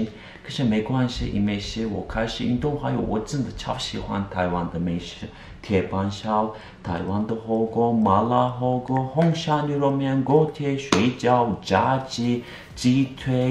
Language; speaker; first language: Chinese; non-native, learner; Turkish